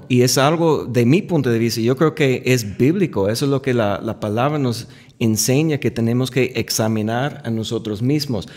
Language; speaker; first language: Spanish; non-native, fluent; English